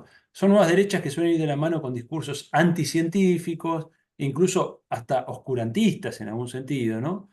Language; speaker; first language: Spanish; native; Spanish